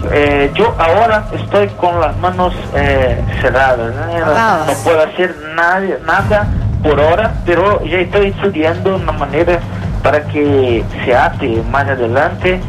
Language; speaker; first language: Spanish; non-native, learner; Portuguese